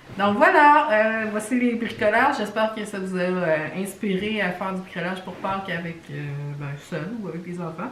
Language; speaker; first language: French; native; French